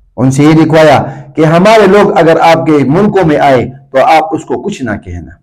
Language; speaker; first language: Urdu; non-native, local second language; Pashto